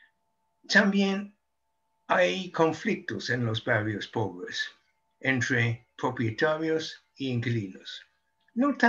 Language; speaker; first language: Spanish; non-native, fluent; English